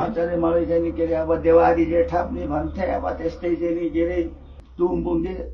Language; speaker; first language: Nepali; non-native, local second language; Limbu